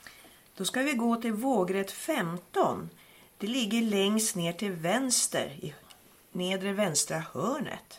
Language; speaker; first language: Swedish; native; Swedish